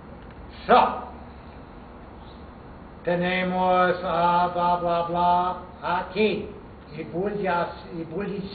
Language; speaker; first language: Spanish; non-native, fluent; English